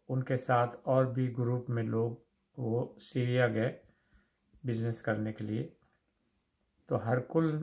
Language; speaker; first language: Hindi; native; Hindi